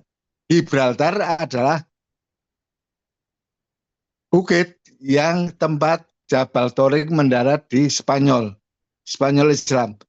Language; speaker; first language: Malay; non-native, local second language; Javanese